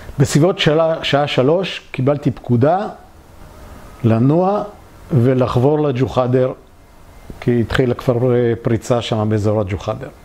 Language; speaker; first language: Hebrew; early bilingual, other home language; Polish